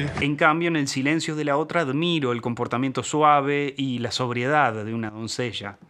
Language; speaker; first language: Spanish; native; Spanish